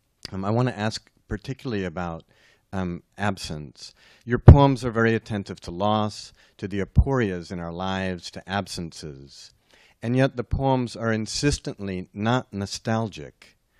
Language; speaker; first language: English; native; English